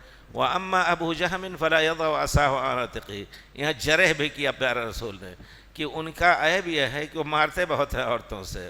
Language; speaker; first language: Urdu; native; Urdu